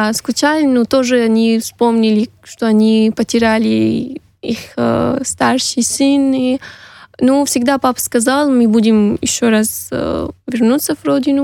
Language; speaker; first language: Russian; non-native, learner; Arabic